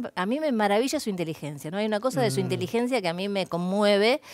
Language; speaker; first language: Spanish; native; Spanish